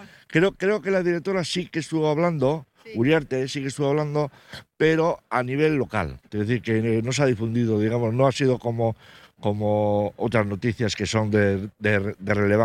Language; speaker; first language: Spanish; native; Spanish